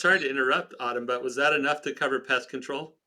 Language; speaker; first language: English; native; English